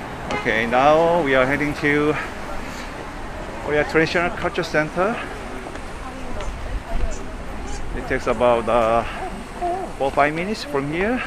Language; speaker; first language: English; non-native, fluent; Korean